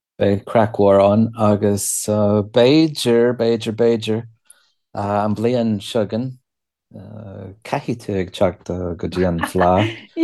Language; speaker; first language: Irish; non-native, learner; English